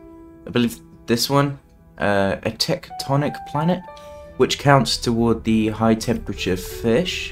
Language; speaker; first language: English; native; English